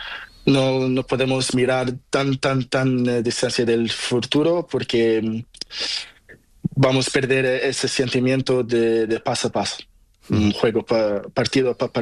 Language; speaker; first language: Spanish; non-native, learner; Portuguese